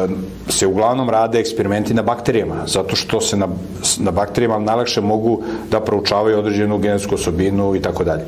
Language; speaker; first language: Serbian; native; Serbian